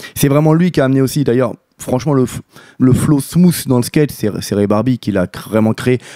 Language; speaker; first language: French; native; French